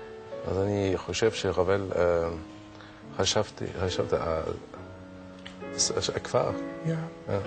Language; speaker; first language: Hebrew; non-native, learner; French